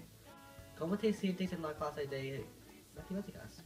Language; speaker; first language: Spanish; non-native, learner; English